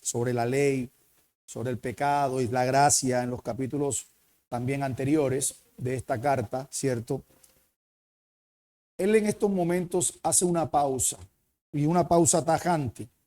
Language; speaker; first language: Spanish; native; Spanish